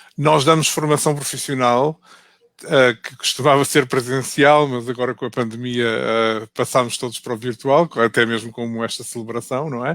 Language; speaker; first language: Portuguese; native; Portuguese